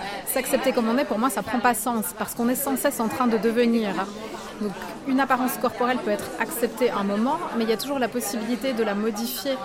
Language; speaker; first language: French; native; French